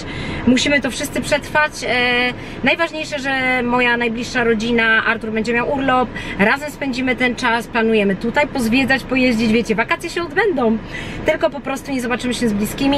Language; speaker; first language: Polish; native; Polish